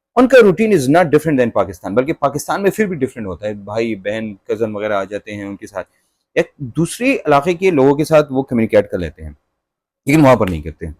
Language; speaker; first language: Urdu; native; Urdu